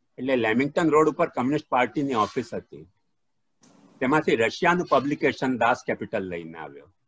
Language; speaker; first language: Gujarati; non-native, local second language; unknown